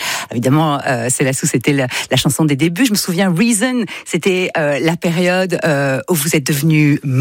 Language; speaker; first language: French; native; French